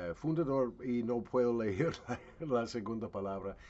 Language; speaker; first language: Spanish; non-native, learner; English